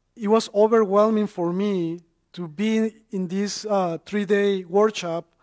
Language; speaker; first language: English; non-native, fluent; Spanish